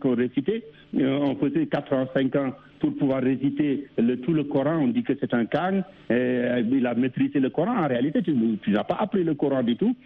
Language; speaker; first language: French; non-native, local second language; Wolof